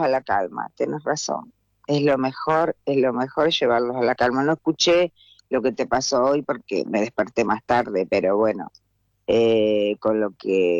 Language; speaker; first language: Spanish; native; Spanish